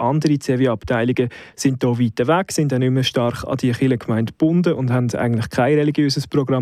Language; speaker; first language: German; native; German